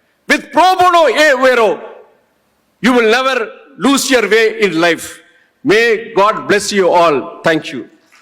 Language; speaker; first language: English; non-native, local second language; Tamil